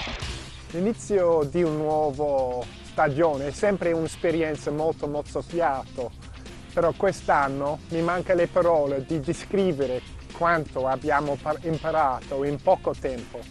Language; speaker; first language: Italian; non-native, fluent; English